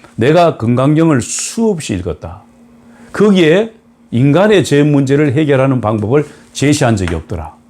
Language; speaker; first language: Korean; native; Korean